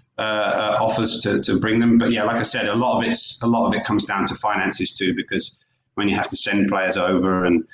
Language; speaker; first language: English; native; English